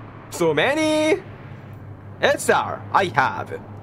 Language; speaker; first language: English; non-native, learner; Korean